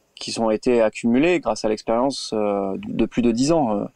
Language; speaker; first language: French; native; French